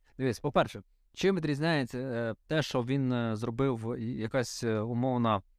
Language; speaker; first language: Ukrainian; native; Ukrainian